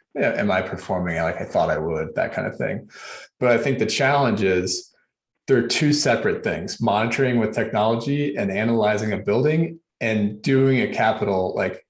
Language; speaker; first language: English; native; English